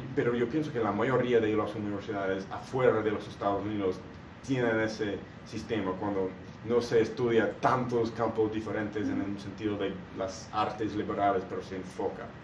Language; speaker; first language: Spanish; non-native, learner; English